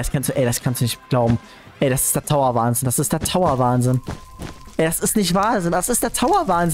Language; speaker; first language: German; native; German